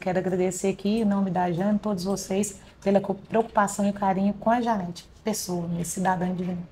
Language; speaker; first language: Portuguese; native; Portuguese